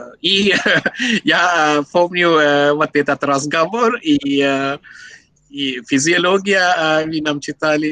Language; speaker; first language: Russian; non-native, learner; Sinhala